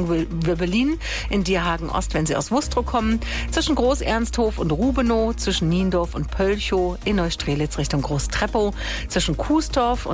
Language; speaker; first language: German; native; German